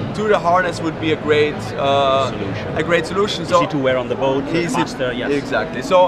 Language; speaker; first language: English; non-native, fluent; German